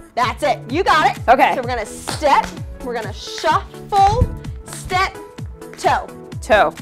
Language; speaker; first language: English; native; English